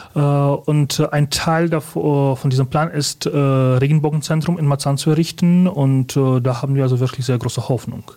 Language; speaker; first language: German; early bilingual, other home language; Russian